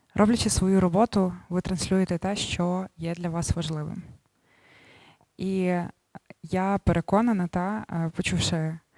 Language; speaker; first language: Ukrainian; native; Ukrainian